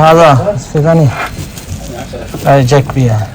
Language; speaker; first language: Arabic; non-native, learner; Urdu